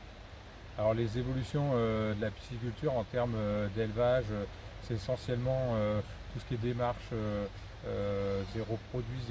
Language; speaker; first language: French; native; French